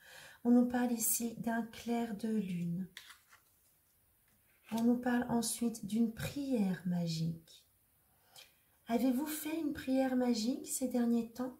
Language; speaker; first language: French; native; French